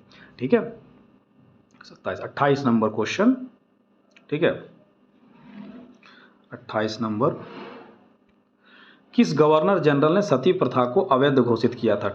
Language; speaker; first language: Hindi; native; Hindi